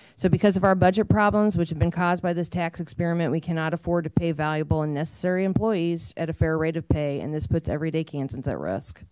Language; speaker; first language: English; native; English